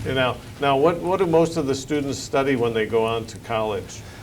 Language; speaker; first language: English; native; English